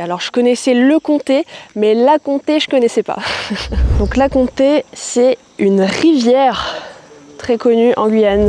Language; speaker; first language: French; native; French